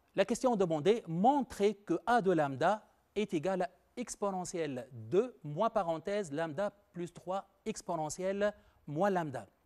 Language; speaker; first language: French; non-native, local second language; Arabic